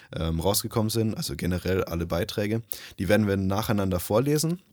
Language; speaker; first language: German; early bilingual, other home language; Nepali